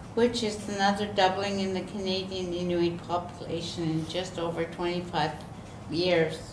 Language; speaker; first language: English; native; English